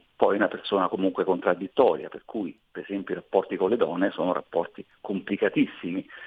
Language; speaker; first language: Italian; native; Italian